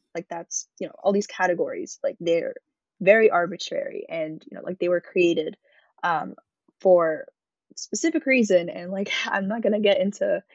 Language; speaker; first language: English; early bilingual, other home language; Arabic